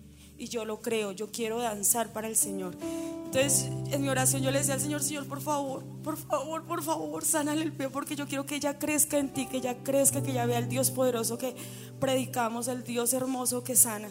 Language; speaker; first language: Spanish; native; Spanish